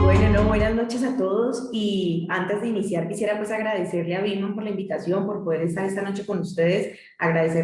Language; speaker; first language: Spanish; native; Spanish